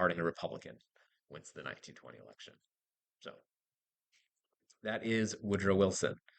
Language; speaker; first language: English; native; English